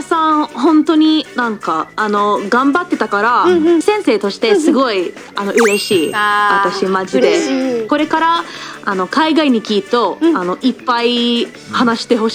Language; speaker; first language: Japanese; non-native, fluent; English